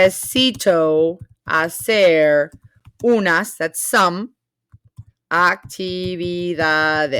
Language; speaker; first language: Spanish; non-native, fluent; English